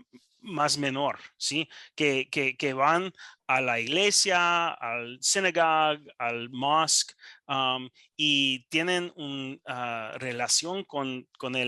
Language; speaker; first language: Spanish; non-native, learner; English